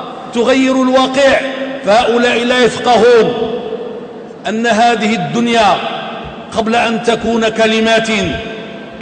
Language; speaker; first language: Arabic; native; Arabic